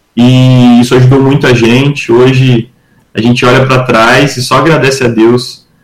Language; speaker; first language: Portuguese; native; Portuguese